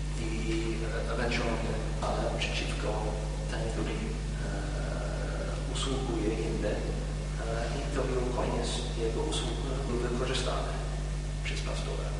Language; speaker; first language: Polish; non-native, learner; English